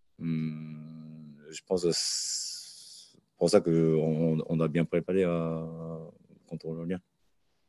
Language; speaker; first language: French; non-native, learner; Japanese